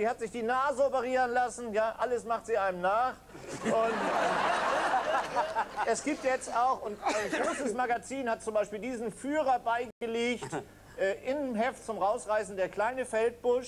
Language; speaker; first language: German; native; German